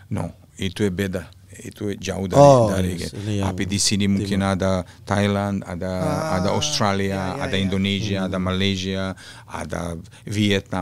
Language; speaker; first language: Indonesian; non-native, fluent; Serbian